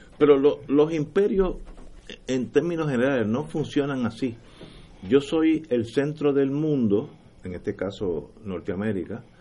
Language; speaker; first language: Spanish; native; Spanish